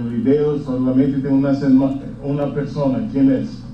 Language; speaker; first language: Spanish; non-native, fluent; English